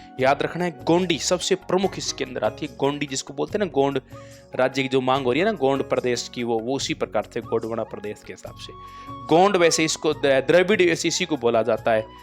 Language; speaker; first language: Hindi; native; Hindi